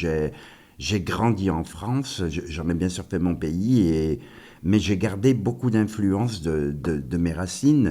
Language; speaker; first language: French; non-native, local second language; Kabyle